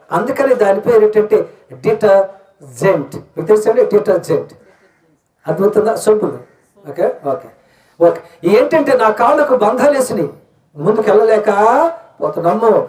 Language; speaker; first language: Telugu; native; Telugu